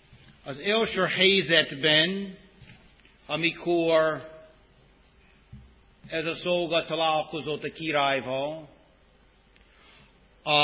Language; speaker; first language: Hungarian; non-native, fluent; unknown